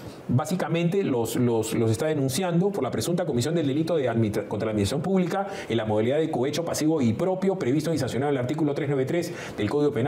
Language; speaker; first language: Spanish; native; Spanish